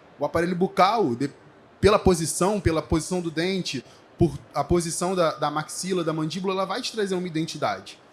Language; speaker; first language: Portuguese; native; Portuguese